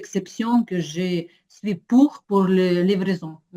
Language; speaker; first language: French; non-native, learner; Ukrainian